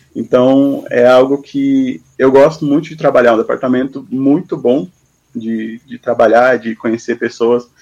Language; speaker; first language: Portuguese; native; Portuguese